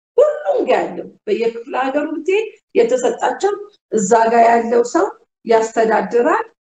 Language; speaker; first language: Amharic; native; Amharic